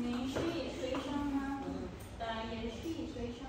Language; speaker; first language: Chinese; non-native, learner; Filipino